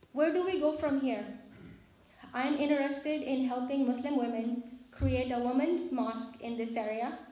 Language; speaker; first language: English; non-native, local second language; Urdu